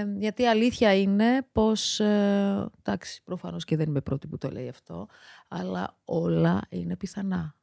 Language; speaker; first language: Greek; early bilingual, other home language; Georgian